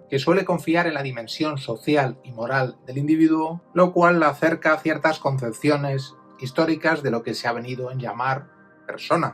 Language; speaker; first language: Spanish; native; Spanish